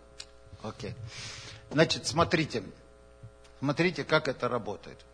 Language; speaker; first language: Russian; native; Russian